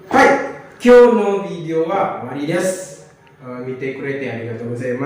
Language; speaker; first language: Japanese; non-native, learner; Indonesian